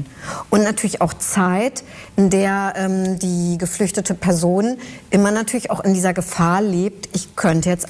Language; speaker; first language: German; native; German